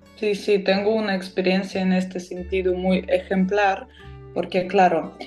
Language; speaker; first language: Spanish; non-native, fluent; Russian